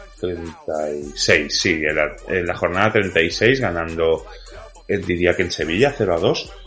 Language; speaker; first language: Spanish; native; Spanish